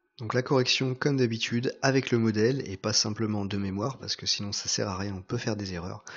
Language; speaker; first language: French; native; French